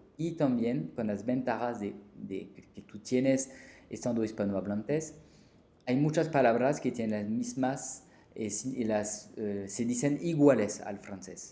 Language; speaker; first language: Spanish; non-native, fluent; French